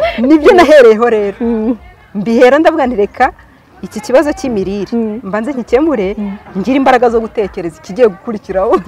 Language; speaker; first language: Kinyarwanda; early bilingual, other home language; Rundi